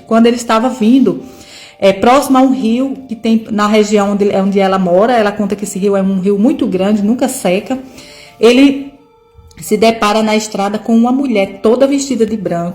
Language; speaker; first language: Portuguese; native; Portuguese